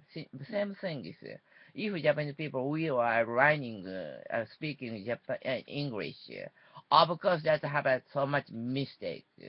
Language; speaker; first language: English; non-native, learner; Japanese